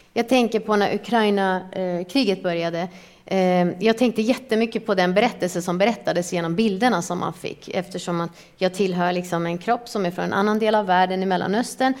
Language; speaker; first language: Swedish; early bilingual, other home language; Persian